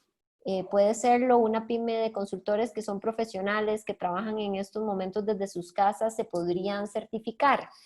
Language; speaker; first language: Spanish; native; Spanish